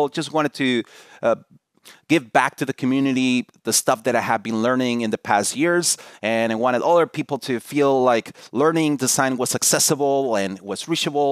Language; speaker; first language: English; non-native, fluent; Spanish